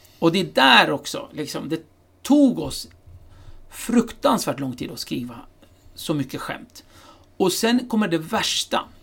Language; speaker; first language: Swedish; early bilingual, other home language; Kurdish